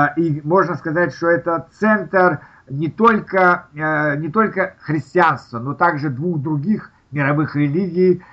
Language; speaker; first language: Russian; native; Russian